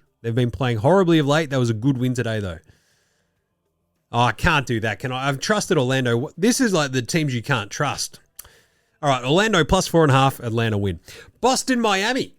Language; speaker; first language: English; native; English